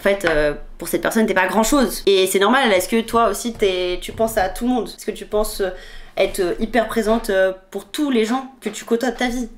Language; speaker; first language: French; native; French